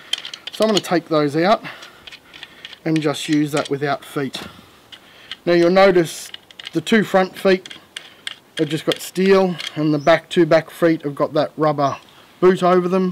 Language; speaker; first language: English; native; English